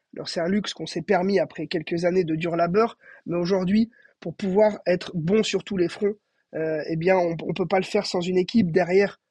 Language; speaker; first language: French; native; French